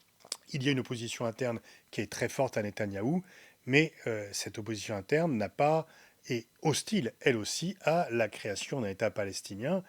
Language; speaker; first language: French; native; French